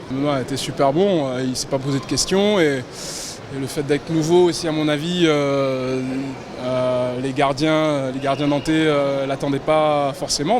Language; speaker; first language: French; native; French